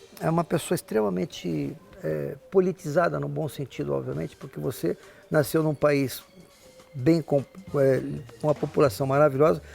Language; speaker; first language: Portuguese; native; Portuguese